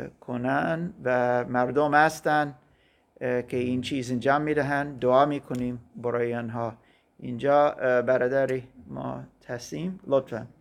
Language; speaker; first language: Persian; non-native, learner; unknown